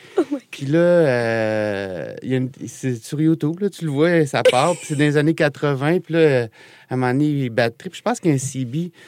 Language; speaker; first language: French; native; French